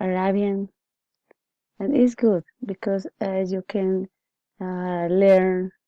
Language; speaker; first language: English; non-native, learner; Spanish